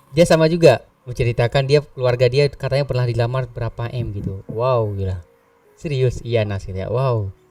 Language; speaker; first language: Indonesian; native; Indonesian